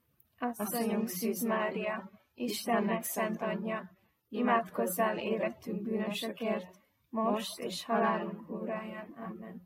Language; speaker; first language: Hungarian; native; Hungarian